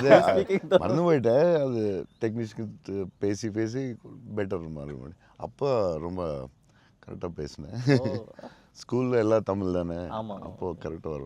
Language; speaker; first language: Tamil; non-native, local second language; Telugu